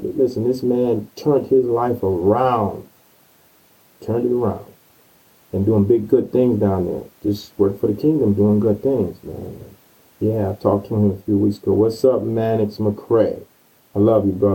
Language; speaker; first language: English; native; English